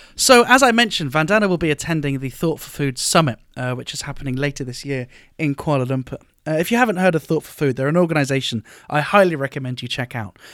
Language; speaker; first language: English; native; English